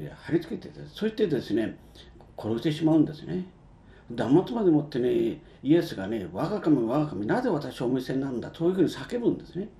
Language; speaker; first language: Japanese; native; Japanese